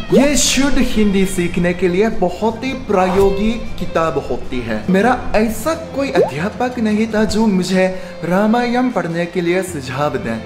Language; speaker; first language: Hindi; non-native, fluent; Japanese